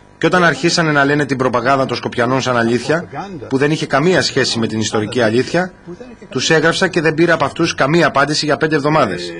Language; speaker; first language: Greek; non-native, fluent; English